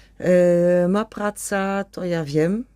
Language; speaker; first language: Polish; non-native, learner; Dutch